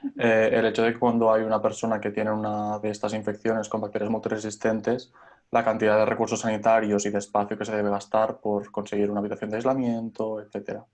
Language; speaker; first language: Spanish; native; Spanish